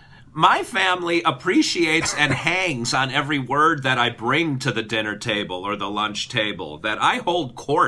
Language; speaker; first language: English; native; English